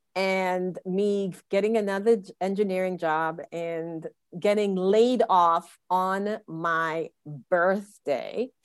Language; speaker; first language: English; native; English